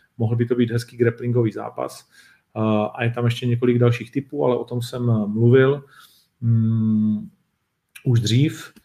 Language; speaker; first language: Czech; native; Czech